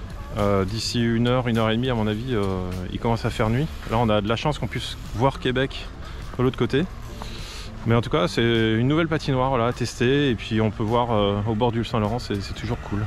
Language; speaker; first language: French; native; French